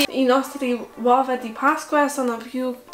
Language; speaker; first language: Italian; non-native, fluent; English